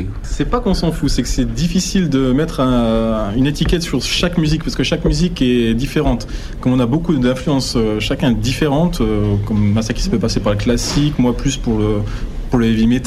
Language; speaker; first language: French; native; French